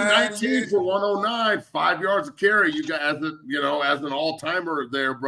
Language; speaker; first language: English; native; English